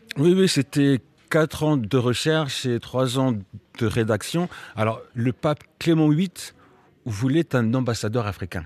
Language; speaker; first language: French; early bilingual, other home language; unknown